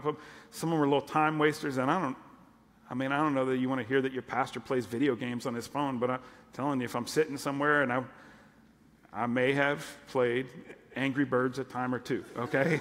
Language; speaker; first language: English; native; English